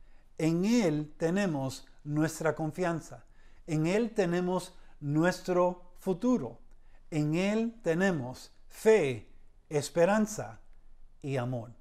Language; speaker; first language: Spanish; early bilingual, heritage; Spanish